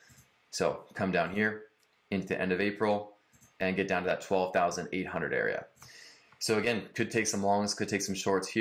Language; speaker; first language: English; native; English